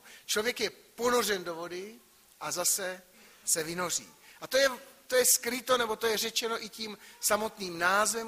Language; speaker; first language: Czech; native; Czech